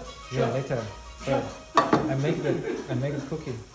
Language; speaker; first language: English; non-native, learner; Chinese